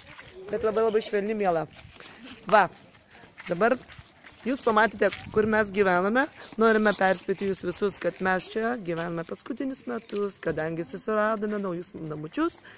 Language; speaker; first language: Lithuanian; native; Lithuanian